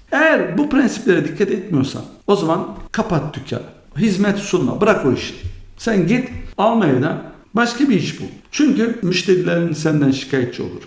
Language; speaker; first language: Turkish; early bilingual, heritage; Turkish